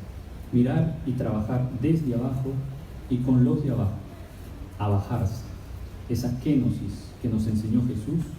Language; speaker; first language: Spanish; native; Spanish